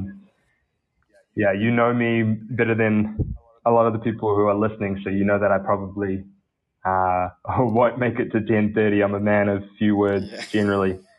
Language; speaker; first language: English; native; English